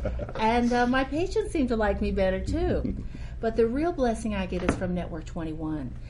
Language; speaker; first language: English; native; English